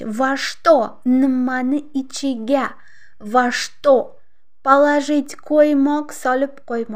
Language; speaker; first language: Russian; non-native, local second language; Uzbek